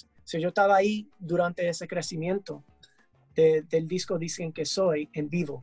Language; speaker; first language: Spanish; early bilingual, heritage; English